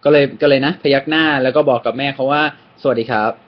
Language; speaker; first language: Thai; non-native, fluent; English